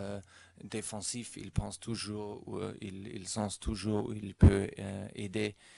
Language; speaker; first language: French; non-native, learner; German